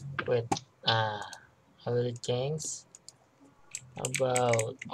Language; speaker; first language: English; non-native, learner; Indonesian